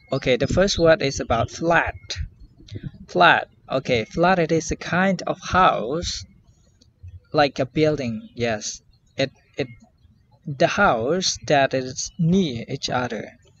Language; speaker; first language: English; non-native, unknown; Khmer